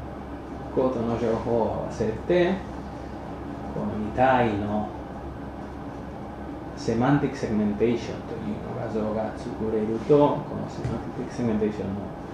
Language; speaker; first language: Japanese; non-native, fluent; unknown